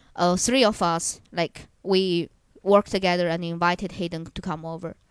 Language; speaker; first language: English; non-native, fluent; Chinese